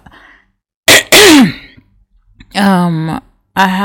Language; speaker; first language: English; non-native, local second language; Swahili